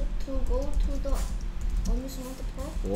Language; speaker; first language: English; non-native, learner; Korean